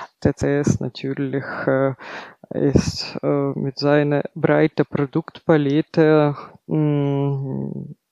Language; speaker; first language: German; non-native, fluent; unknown